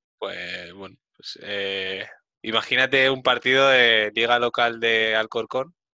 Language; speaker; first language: Spanish; native; Spanish